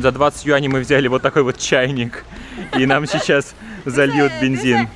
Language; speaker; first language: Russian; native; Russian